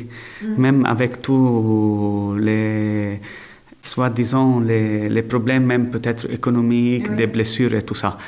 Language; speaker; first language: French; non-native, local second language; Arabic